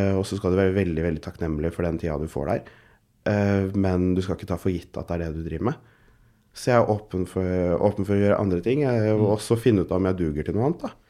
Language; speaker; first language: Norwegian; early bilingual, other home language; Urdu